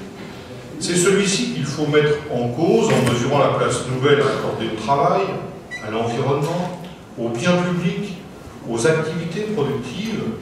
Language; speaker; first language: French; native; French